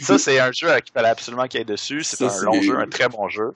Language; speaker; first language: French; native; French